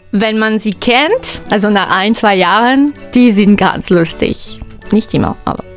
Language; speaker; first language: German; non-native, fluent; French